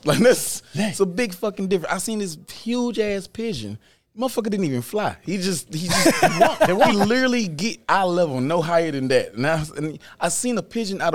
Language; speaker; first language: English; native; English